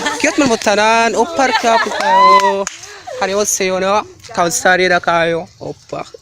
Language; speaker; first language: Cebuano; non-native, learner; Korean